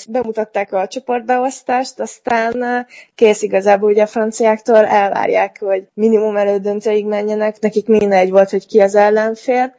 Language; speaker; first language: Hungarian; native; Hungarian